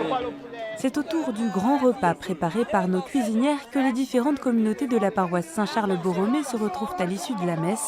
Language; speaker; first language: French; native; French